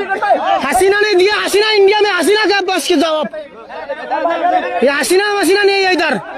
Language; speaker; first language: Hindi; non-native, learner; Bangla